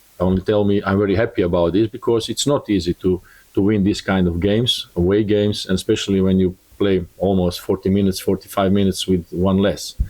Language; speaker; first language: English; non-native, learner; Croatian